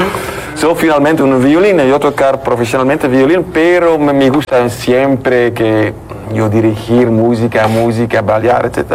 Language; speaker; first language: Spanish; non-native, learner; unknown